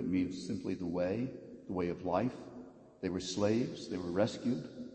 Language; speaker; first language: English; native; English